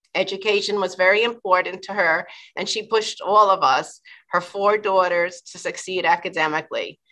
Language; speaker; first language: English; native; English